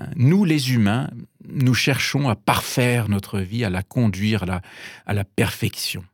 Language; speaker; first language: French; non-native, fluent; German